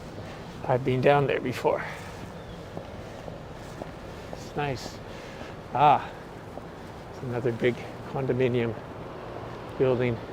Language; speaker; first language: English; non-native, fluent; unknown